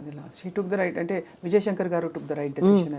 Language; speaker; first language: Telugu; native; Telugu